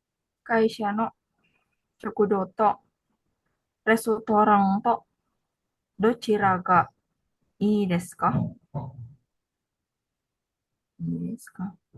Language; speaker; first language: Japanese; non-native, learner; Indonesian